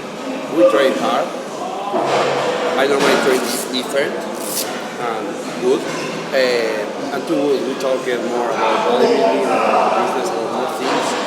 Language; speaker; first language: English; non-native, learner; Spanish